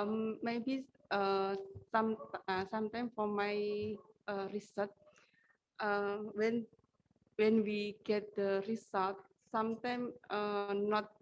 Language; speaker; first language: English; non-native, learner; Indonesian